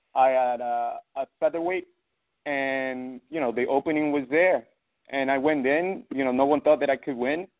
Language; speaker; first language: English; non-native, fluent; Spanish